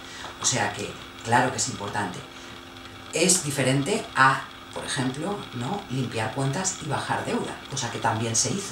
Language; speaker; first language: Spanish; native; Spanish